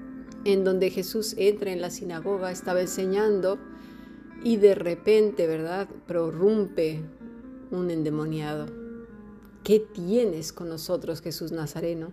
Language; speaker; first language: Spanish; native; Spanish